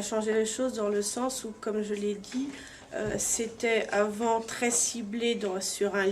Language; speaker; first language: French; native; French